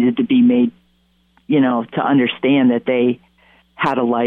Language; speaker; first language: English; native; English